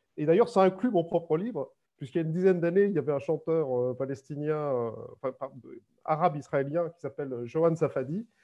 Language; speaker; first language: French; native; French